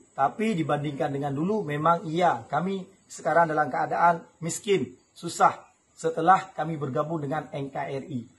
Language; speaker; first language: Malay; non-native, local second language; Achinese